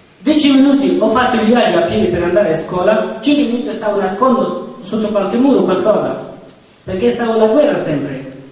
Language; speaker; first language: Italian; non-native, learner; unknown